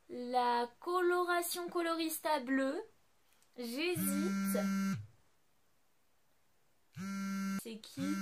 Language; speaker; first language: French; native; French